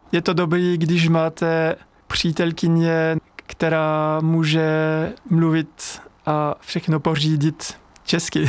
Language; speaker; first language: Czech; non-native, fluent; French